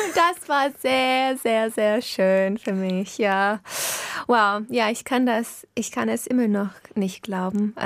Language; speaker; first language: German; non-native, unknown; English